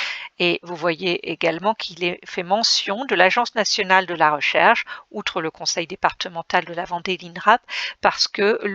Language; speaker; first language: French; native; French